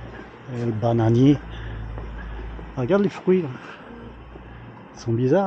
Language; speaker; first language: French; native; French